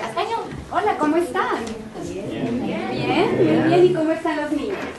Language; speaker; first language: Spanish; non-native, fluent; English